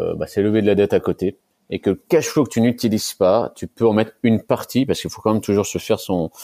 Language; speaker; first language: French; native; French